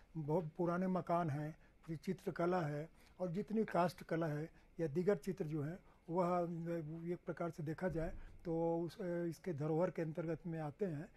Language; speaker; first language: Hindi; native; Hindi